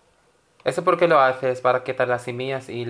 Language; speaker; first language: Spanish; non-native, learner; Filipino